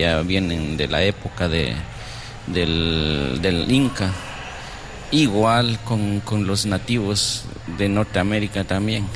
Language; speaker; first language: Spanish; non-native, local second language; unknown